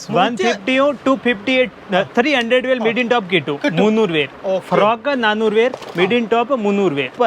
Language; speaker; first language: Malayalam; non-native, local second language; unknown